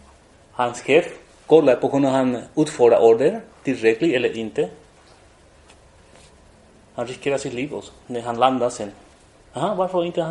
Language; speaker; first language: Swedish; non-native, fluent; Spanish